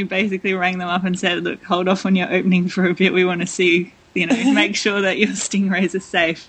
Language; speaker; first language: English; native; English